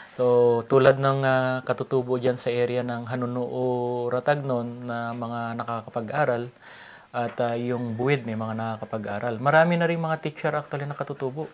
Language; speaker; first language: Filipino; non-native, local second language; Iloko